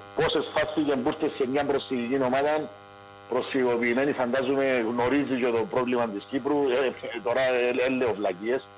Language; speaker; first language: Greek; native; Greek